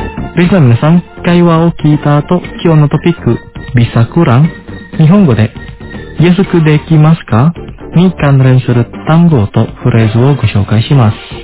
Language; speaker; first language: Japanese; non-native, fluent; Indonesian